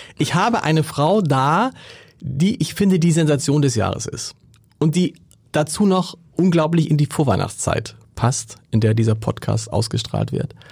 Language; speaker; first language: German; native; German